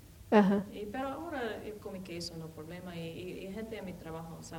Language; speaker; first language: Spanish; non-native, learner; English